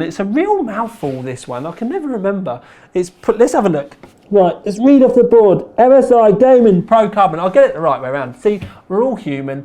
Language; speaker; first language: English; native; English